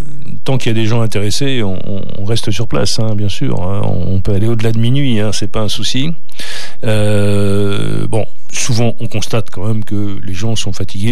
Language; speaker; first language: French; native; French